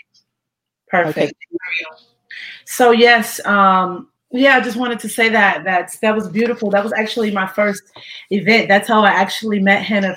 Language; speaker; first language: English; native; English